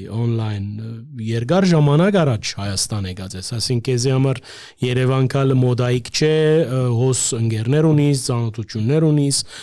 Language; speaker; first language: Armenian; early bilingual, heritage; Armenian